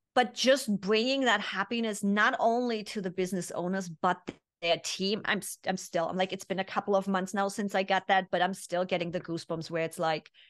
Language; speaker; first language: English; non-native, fluent; German